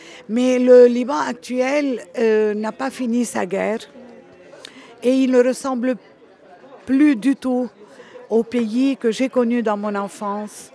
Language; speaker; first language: French; non-native, local second language; Arabic